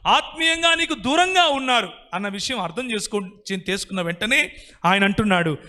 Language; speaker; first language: Telugu; native; Telugu